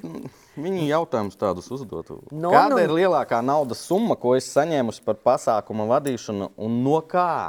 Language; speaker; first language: Latvian; non-native, local second language; Russian